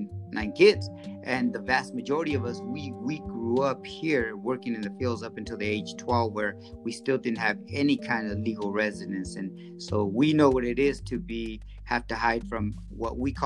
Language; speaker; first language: English; early bilingual, other home language; Spanish